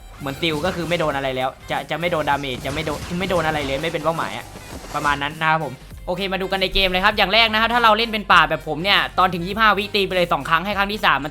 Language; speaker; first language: Thai; native; Thai